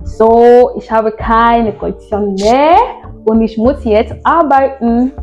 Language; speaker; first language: German; non-native, learner; French